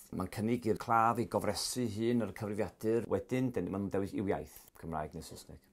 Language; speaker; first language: Welsh; native; Welsh